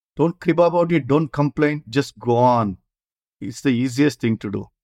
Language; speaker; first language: English; non-native, local second language; Kannada